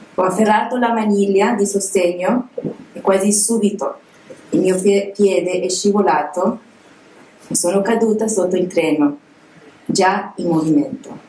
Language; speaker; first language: Italian; non-native, fluent; English